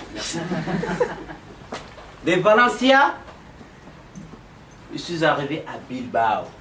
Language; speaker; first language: French; non-native, local second language; Bambara